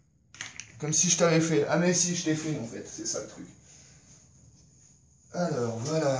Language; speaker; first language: French; native; French